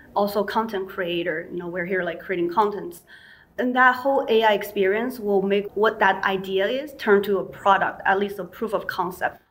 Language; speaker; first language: English; non-native, fluent; Chinese